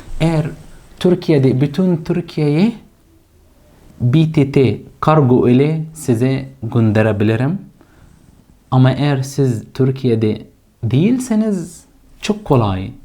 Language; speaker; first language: Turkish; non-native, fluent; Arabic